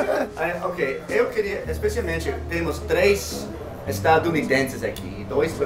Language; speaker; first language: Portuguese; non-native, learner; English